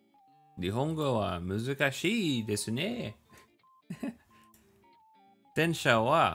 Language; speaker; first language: Japanese; non-native, learner; English